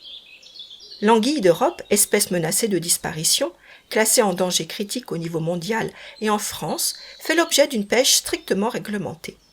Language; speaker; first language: French; native; French